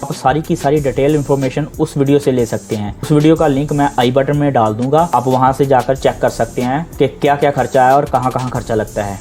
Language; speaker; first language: Hindi; non-native, local second language; Punjabi